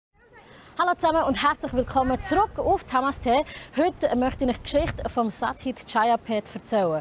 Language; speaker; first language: German; native; German